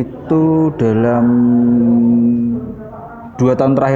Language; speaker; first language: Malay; non-native, local second language; Javanese